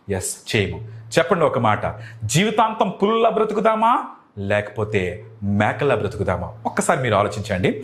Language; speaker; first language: Telugu; native; Telugu